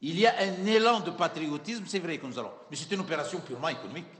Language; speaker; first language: French; non-native, local second language; Arabic